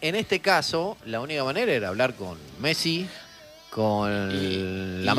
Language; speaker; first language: Spanish; native; Spanish